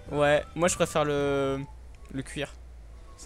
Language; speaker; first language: French; native; French